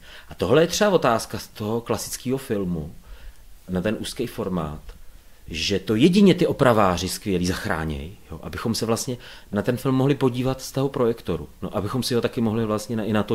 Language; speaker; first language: Czech; native; Czech